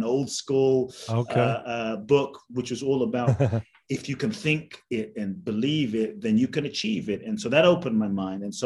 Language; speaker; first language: English; native; English